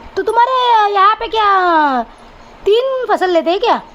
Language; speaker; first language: Hindi; non-native, local second language; Marathi